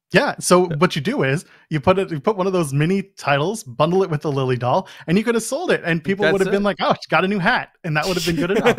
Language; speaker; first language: English; native; English